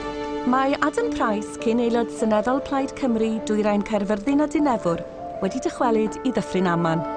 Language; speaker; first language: Welsh; native; Welsh